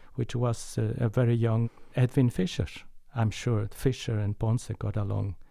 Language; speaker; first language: English; non-native, fluent; Spanish